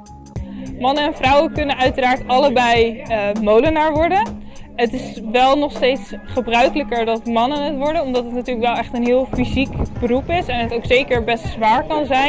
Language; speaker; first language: Dutch; native; Dutch